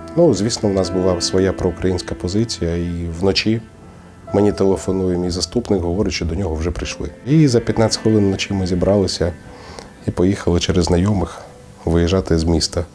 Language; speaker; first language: Ukrainian; native; Ukrainian